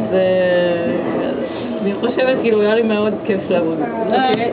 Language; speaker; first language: Hebrew; non-native, fluent; Hungarian